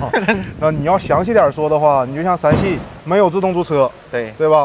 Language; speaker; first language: Chinese; native; Chinese